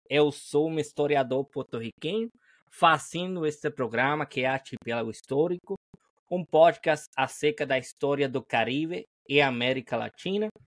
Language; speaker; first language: Portuguese; non-native, learner; Spanish